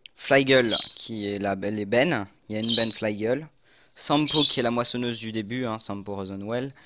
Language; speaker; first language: French; native; French